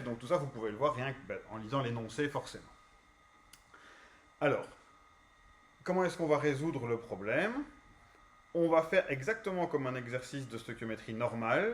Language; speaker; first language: French; native; French